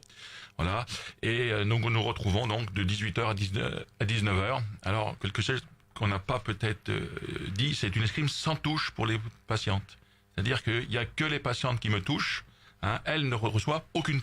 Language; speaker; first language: French; native; French